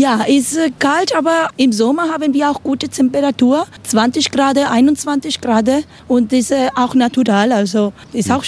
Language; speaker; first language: German; non-native, learner; Spanish